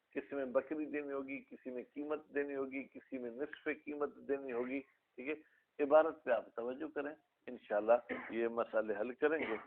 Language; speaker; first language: Urdu; non-native, local second language; Sindhi